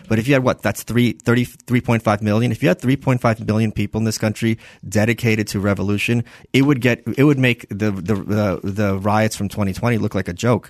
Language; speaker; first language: English; early bilingual, other home language; Russian